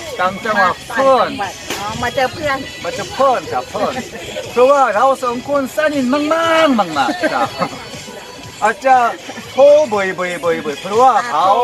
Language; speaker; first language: Thai; non-native, learner; Korean